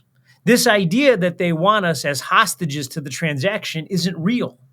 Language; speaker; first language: English; native; English